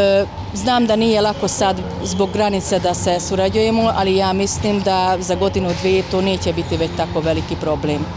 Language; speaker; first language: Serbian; non-native, fluent; Hungarian